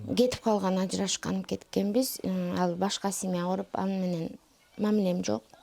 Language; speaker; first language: Kyrgyz; native; Kyrgyz